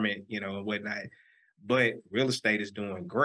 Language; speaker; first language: English; native; English